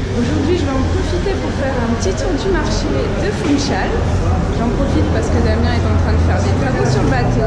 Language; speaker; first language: French; native; French